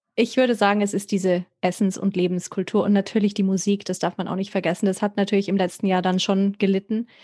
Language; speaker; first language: German; native; German